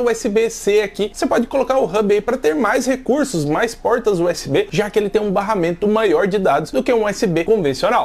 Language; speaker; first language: Portuguese; native; Portuguese